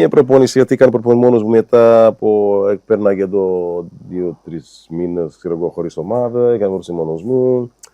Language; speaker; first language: Greek; non-native, learner; Kabuverdianu